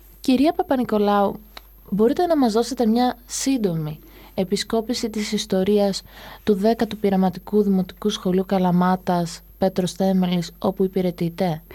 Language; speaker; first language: Greek; native; Greek